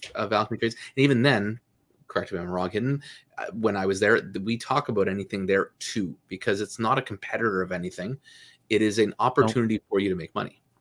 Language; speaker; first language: English; native; English